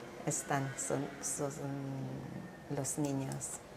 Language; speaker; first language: Spanish; non-native, learner; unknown